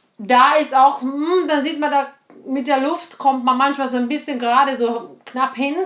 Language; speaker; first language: German; non-native, fluent; Italian